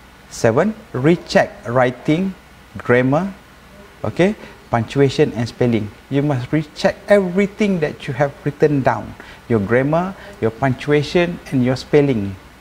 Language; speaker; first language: English; non-native, local second language; Malay